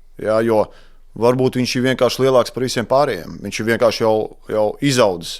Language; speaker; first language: Latvian; native; Latvian